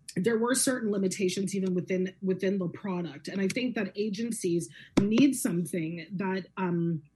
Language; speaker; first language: English; native; English